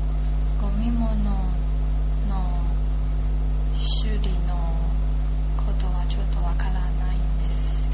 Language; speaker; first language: Japanese; non-native, learner; Chinese